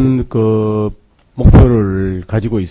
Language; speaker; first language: Korean; native; Korean